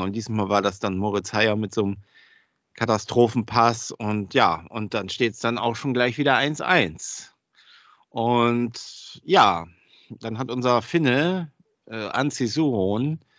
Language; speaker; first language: German; native; German